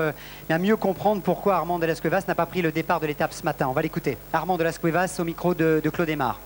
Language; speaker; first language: French; native; French